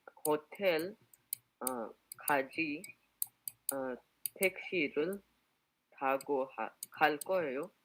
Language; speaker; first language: Korean; non-native, learner; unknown